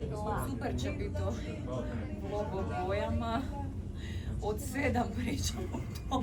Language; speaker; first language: Croatian; native; Croatian